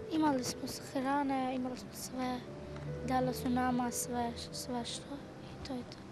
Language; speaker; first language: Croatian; non-native, learner; Persian